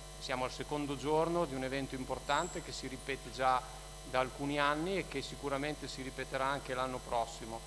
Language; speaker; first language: Italian; native; Italian